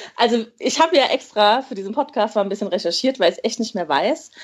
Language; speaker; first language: German; native; German